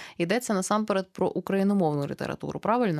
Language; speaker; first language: Ukrainian; native; Ukrainian